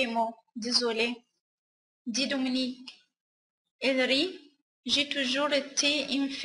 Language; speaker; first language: French; non-native, learner; Arabic